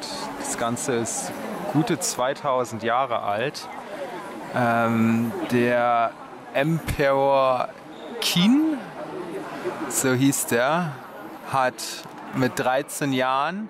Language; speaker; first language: German; native; German